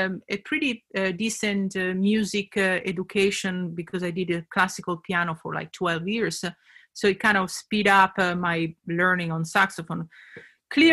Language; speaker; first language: English; non-native, fluent; Italian